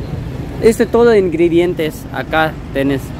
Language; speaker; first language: Spanish; non-native, learner; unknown